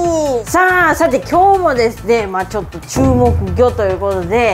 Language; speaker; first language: Japanese; native; Japanese